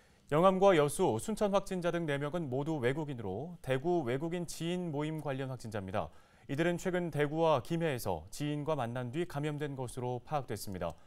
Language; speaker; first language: Korean; native; Korean